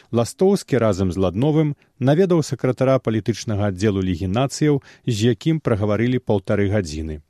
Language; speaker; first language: Belarusian; native; Belarusian